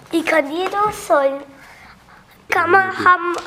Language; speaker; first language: German; early bilingual, other home language; Persian